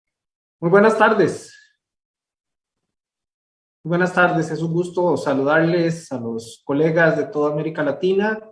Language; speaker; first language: Spanish; native; Spanish